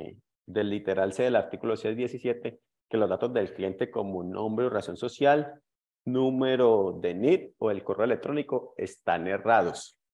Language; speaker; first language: Spanish; native; Spanish